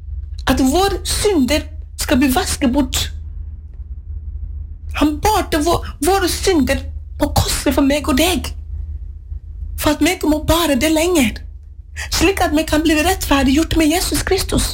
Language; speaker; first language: Norwegian; non-native, fluent; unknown